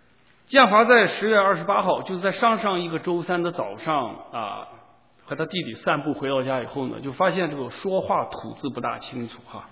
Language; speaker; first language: Chinese; native; Chinese